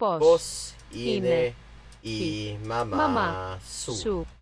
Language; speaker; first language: Greek; non-native, learner; English